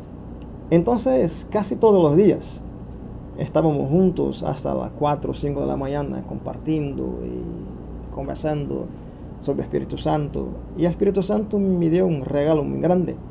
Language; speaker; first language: Spanish; non-native, fluent; Portuguese